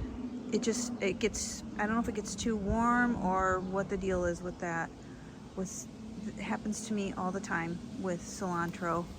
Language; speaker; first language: English; native; English